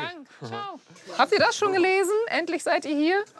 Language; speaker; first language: German; native; German